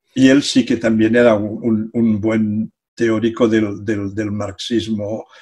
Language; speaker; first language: Spanish; non-native, local second language; Catalan